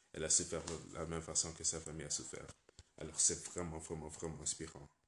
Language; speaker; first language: French; non-native, learner; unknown